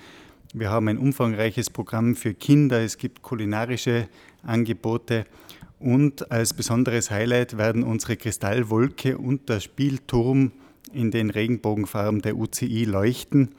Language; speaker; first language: German; native; German